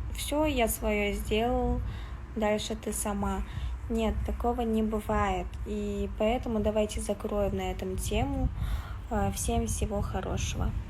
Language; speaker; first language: Russian; non-native, local second language; Kazakh